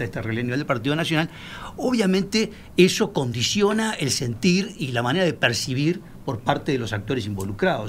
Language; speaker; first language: Spanish; native; Spanish